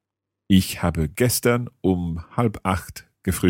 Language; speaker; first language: German; non-native, learner; English